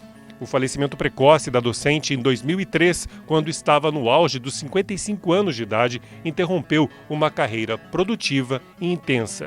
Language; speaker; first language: Portuguese; native; Portuguese